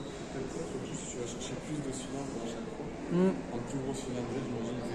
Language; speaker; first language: French; native; French